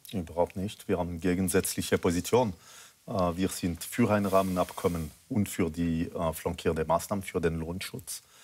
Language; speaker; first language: German; non-native, local second language; French